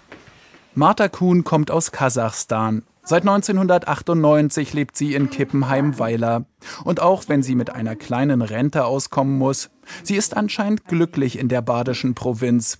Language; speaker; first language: German; native; German